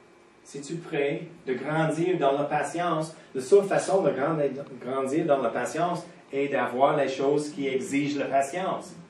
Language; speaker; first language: French; non-native, fluent; English